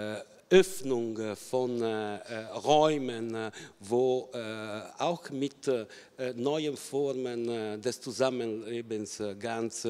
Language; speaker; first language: German; non-native, fluent; Italian